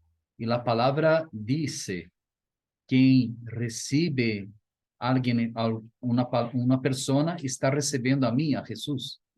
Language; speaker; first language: Portuguese; non-native, learner; Spanish